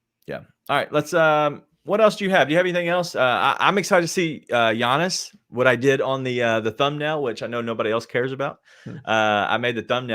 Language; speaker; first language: English; native; English